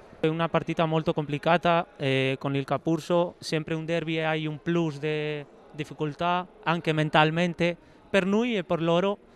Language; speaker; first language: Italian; non-native, learner; Spanish